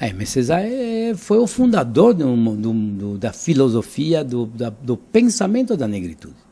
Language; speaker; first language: Portuguese; non-native, fluent; Spanish